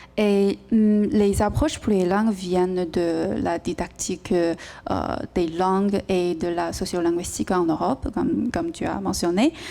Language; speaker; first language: French; non-native, fluent; Chinese